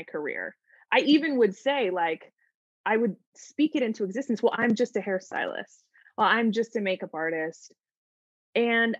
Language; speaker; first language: English; native; English